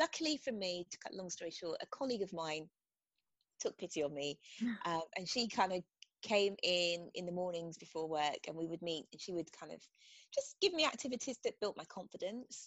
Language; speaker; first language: English; native; English